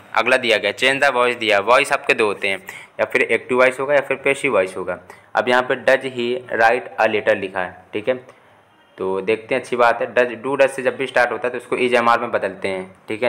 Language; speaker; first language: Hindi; native; Hindi